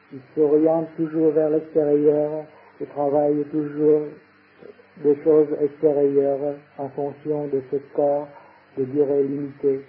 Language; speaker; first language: French; non-native, fluent; Vietnamese